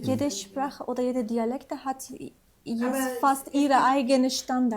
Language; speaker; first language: German; non-native, fluent; Kurdish